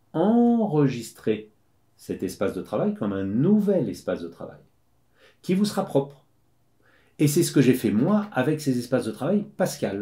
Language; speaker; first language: French; native; French